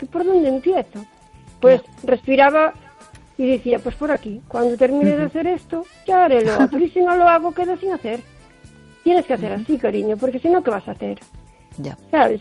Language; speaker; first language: Spanish; native; Spanish